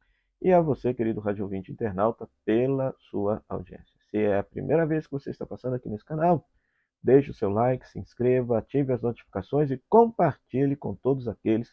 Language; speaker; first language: Portuguese; native; Portuguese